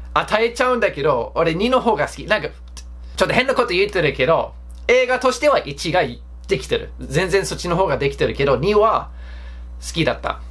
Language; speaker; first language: Japanese; non-native, fluent; English